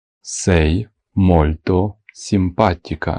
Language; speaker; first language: Italian; non-native, fluent; Ukrainian